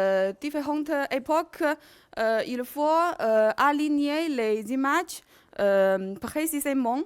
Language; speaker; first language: French; non-native, learner; Chinese